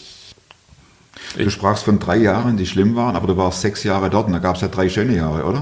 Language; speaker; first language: German; native; German